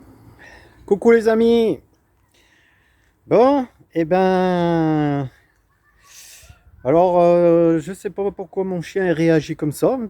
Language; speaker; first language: French; native; French